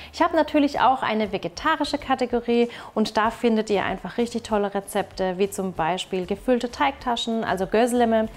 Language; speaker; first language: German; early bilingual, other home language; Turkish